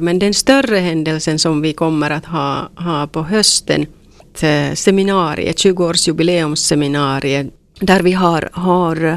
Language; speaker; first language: Swedish; non-native, local second language; Finnish